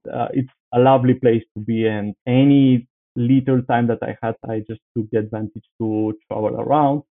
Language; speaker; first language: English; non-native, fluent; Bulgarian